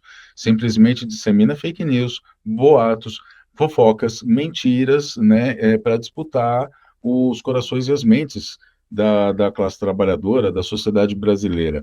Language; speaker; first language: Portuguese; native; Portuguese